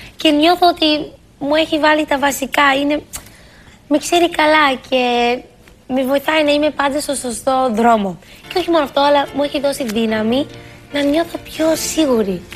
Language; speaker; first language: Greek; early bilingual, heritage; Greek